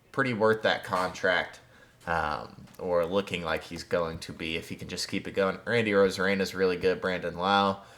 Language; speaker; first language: English; native; English